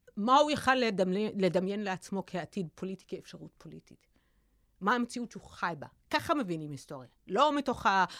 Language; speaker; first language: Hebrew; non-native, local second language; Arabic